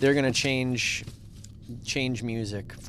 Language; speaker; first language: English; native; English